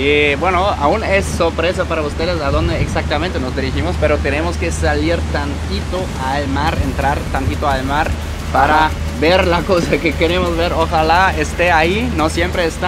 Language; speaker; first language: Spanish; non-native, fluent; German